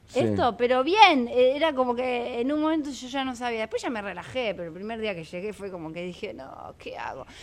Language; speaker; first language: Spanish; native; Spanish